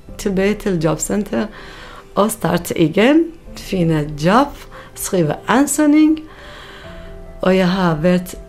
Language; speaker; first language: Danish; non-native, learner; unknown